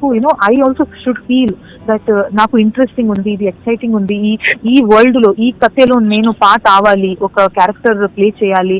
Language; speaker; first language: Telugu; non-native, local second language; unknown